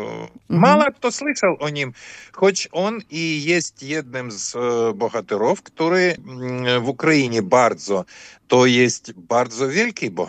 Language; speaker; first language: Polish; non-native, fluent; Ukrainian